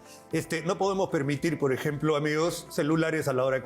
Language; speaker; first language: Spanish; native; Spanish